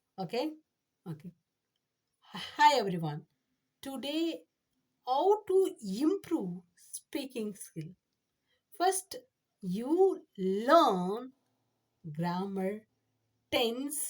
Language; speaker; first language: English; non-native, learner; Tamil